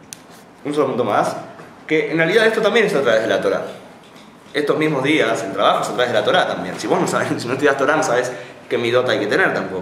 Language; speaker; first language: Spanish; native; Spanish